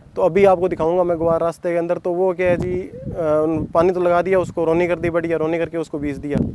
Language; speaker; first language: Hindi; native; Hindi